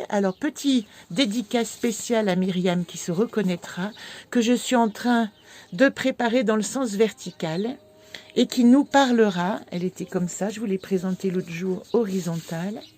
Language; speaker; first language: French; native; French